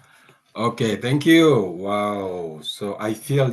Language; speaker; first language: English; non-native, fluent; Indonesian